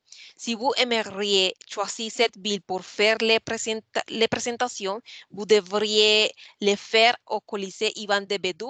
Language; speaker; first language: French; non-native, learner; Spanish